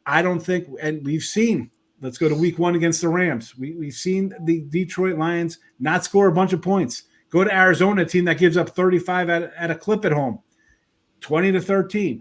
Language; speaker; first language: English; native; English